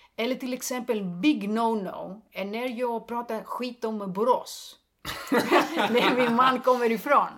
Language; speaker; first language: Swedish; non-native, fluent; Greek